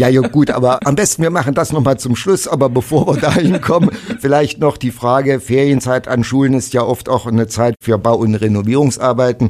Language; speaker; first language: German; native; German